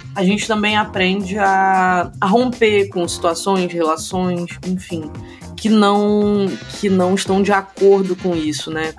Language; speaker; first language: Portuguese; native; Portuguese